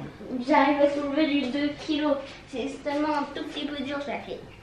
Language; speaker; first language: French; native; French